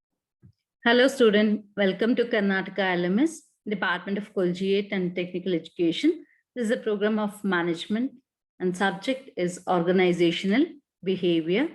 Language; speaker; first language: English; non-native, local second language; Kannada